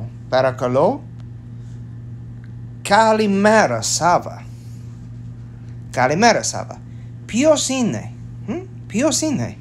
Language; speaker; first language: Greek; non-native, learner; English